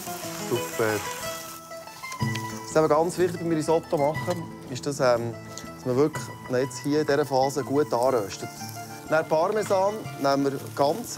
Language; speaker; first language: German; native; German